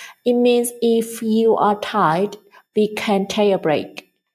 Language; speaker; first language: English; non-native, fluent; Chinese